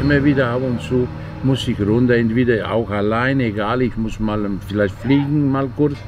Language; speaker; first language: German; non-native, fluent; Italian